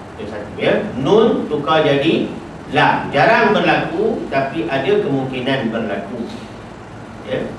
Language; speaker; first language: Malay; native; Malay